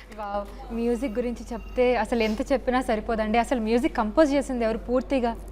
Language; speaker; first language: Telugu; native; Telugu